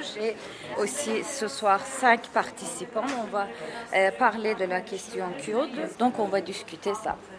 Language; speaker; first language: French; non-native, fluent; Turkish